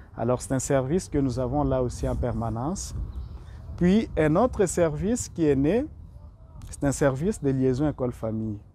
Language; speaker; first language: French; non-native, local second language; Rundi